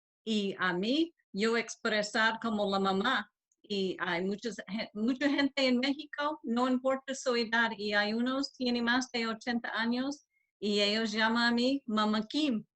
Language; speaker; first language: Spanish; non-native, learner; English